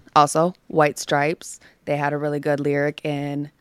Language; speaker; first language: English; native; English